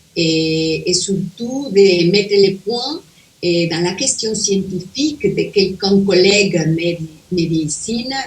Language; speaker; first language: French; non-native, fluent; Spanish